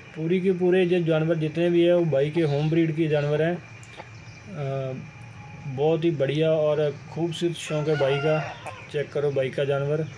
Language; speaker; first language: Hindi; non-native, local second language; Punjabi